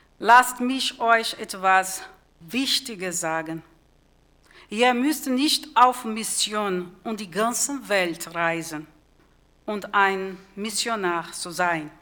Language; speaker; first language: German; non-native, fluent; Portuguese